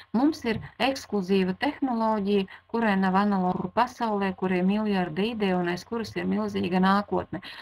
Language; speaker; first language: Latvian; non-native, local second language; Russian